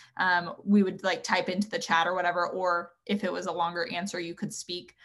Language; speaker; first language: English; native; English